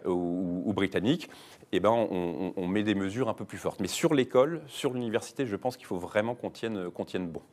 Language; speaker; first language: French; native; French